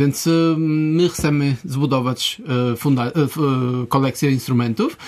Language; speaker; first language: Polish; non-native, learner; Portuguese